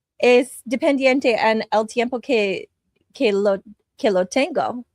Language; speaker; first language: Spanish; non-native, learner; English